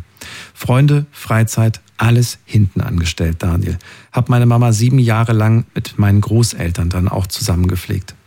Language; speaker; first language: German; native; German